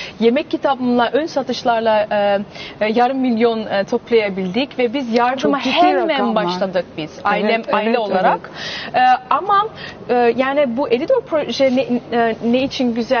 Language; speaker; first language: Turkish; early bilingual, heritage; Turkish